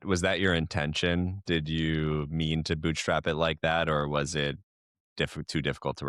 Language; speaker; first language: English; native; English